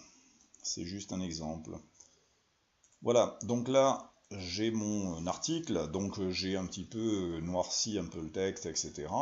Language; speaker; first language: French; native; French